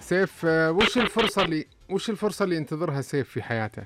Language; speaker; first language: Arabic; native; Arabic